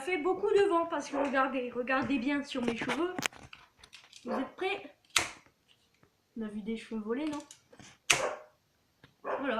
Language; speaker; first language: French; native; French